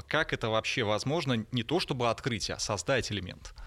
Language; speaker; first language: Russian; native; Russian